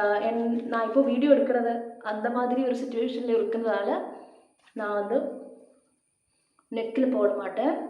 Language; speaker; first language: Tamil; non-native, learner; Malayalam